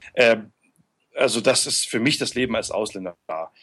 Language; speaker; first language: German; native; German